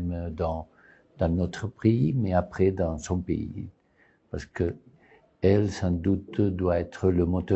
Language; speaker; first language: French; non-native, learner; Spanish